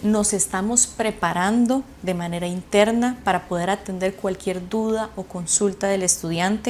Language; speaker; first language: Spanish; native; Spanish